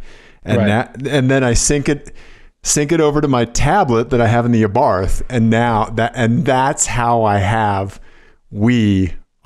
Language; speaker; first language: English; native; English